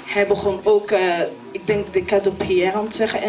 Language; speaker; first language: Dutch; non-native, fluent; French